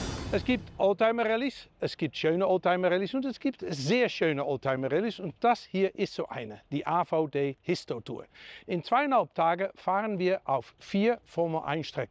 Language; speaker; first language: German; native; German